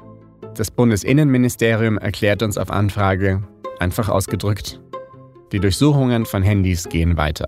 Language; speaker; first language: German; native; German